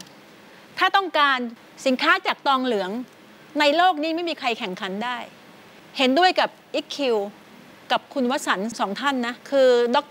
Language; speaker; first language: Thai; native; Thai